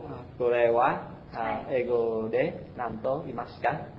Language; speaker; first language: Japanese; non-native, learner; Vietnamese